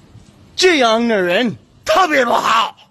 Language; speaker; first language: Chinese; non-native, learner; English